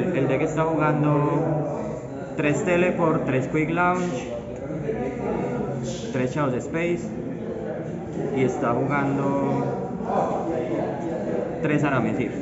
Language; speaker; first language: Spanish; native; Spanish